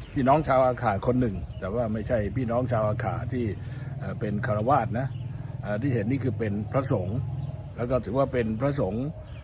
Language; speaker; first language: Thai; native; Thai